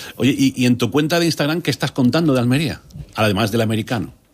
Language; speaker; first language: Spanish; native; Spanish